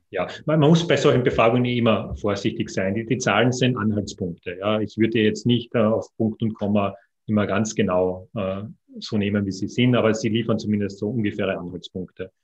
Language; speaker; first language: German; native; German